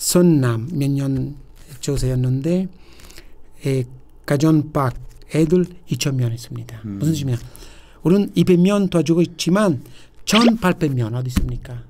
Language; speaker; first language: Korean; non-native, fluent; Italian